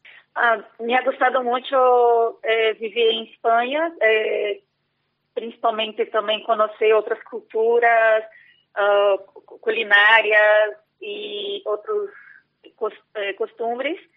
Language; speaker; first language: Spanish; non-native, fluent; Portuguese